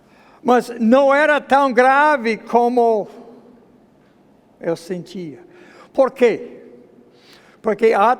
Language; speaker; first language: Portuguese; non-native, fluent; English